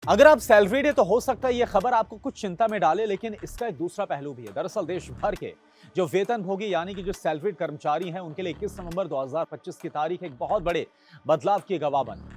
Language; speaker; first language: Hindi; native; Hindi